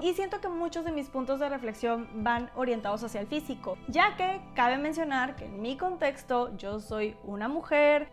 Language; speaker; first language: Spanish; native; Spanish